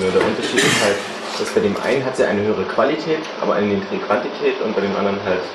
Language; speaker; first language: German; native; German